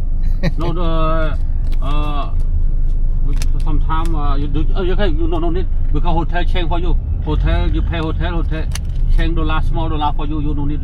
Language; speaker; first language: English; non-native, learner; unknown